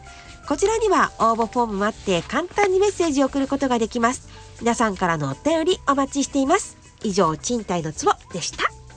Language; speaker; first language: Japanese; native; Japanese